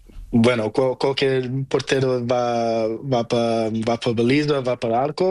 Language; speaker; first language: Spanish; non-native, learner; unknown